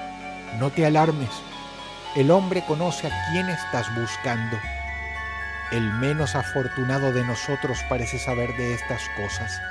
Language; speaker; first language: Spanish; native; Spanish